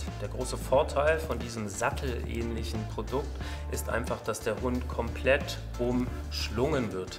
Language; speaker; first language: German; native; German